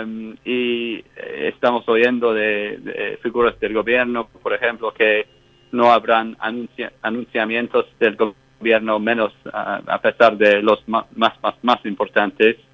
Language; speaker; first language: Spanish; non-native, fluent; English